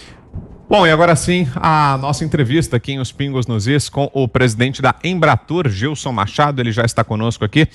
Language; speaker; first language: Portuguese; native; Portuguese